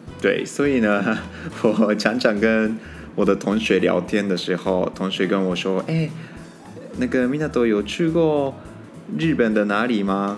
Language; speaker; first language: Chinese; non-native, fluent; Japanese